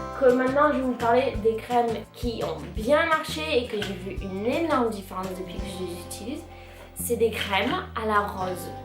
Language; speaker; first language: French; non-native, fluent; English